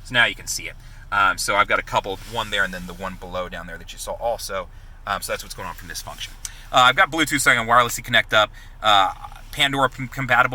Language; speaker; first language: English; native; English